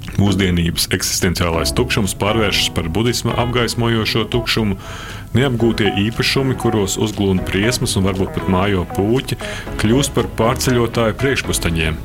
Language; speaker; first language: Latvian; native; Latvian